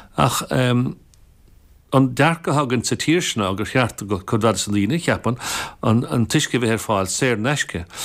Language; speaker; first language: Irish; native; Irish